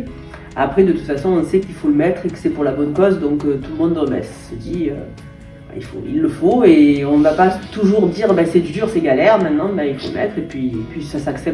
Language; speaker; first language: French; native; French